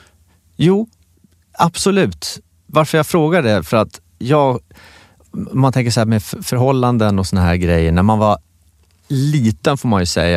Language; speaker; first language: Swedish; native; Swedish